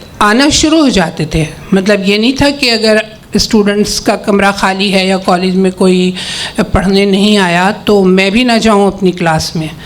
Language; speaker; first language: Urdu; native; Urdu